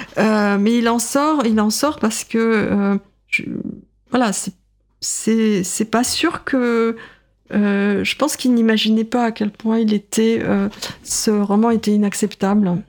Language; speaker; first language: French; non-native, fluent; Russian